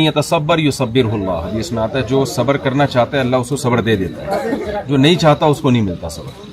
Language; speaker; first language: Urdu; native; Urdu